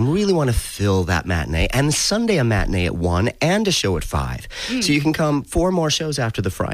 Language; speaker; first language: English; native; English